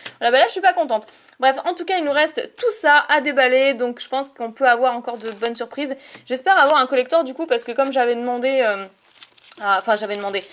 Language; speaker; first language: French; native; French